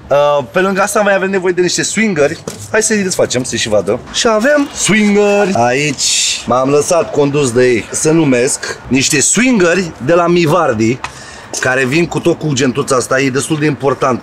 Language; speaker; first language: Romanian; native; Romanian